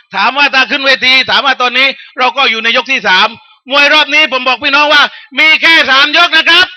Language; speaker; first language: Thai; non-native, local second language; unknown